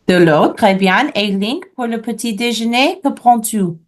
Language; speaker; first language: French; non-native, fluent; English